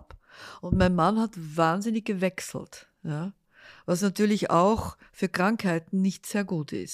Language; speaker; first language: German; early bilingual, other home language; Dutch